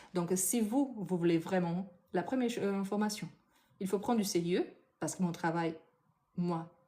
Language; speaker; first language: French; non-native, fluent; Portuguese